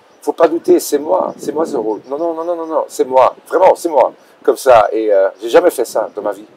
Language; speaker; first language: French; non-native, local second language; Dutch